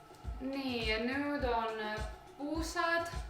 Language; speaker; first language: Estonian; non-native, learner; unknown